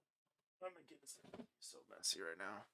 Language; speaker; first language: English; native; English